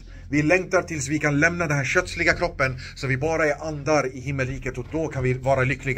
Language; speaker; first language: Swedish; non-native, local second language; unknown